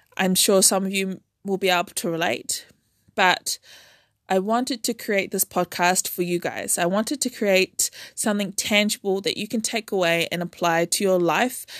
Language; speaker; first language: English; native; English